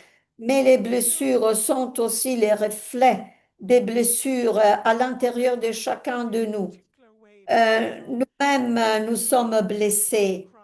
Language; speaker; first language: French; non-native, fluent; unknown